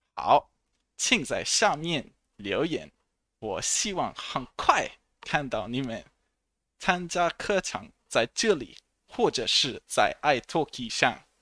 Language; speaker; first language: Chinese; non-native, fluent; English